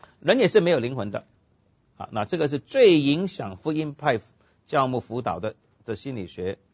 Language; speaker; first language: Chinese; non-native, local second language; Cantonese